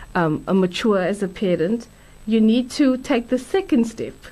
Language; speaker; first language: English; native; English